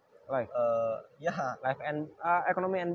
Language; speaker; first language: English; non-native, learner; Indonesian